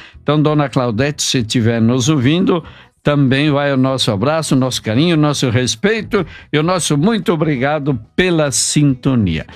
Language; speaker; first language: Portuguese; native; Portuguese